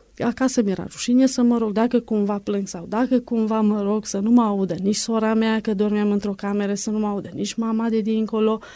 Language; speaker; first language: Romanian; non-native, local second language; Hungarian